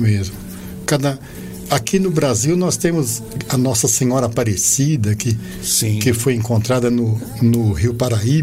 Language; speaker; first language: Portuguese; native; Portuguese